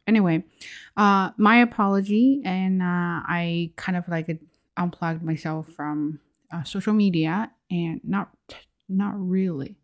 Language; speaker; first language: English; non-native, fluent; Chinese